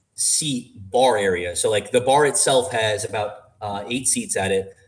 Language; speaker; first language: English; native; English